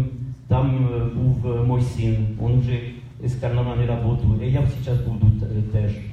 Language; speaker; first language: Ukrainian; non-native, learner; French